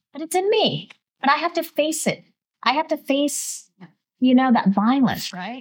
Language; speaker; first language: English; early bilingual, other home language; Vietnamese